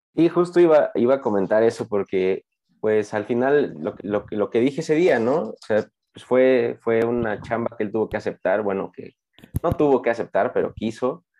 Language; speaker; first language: Spanish; native; Spanish